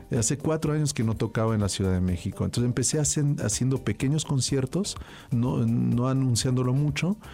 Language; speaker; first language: Spanish; early bilingual, heritage; French